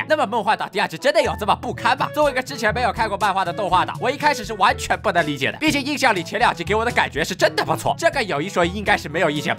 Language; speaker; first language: Chinese; native; Chinese